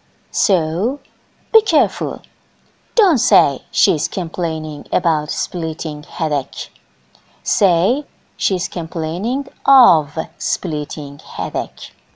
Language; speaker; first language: English; non-native, fluent; Persian